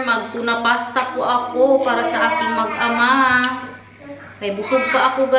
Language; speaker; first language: Filipino; native; Filipino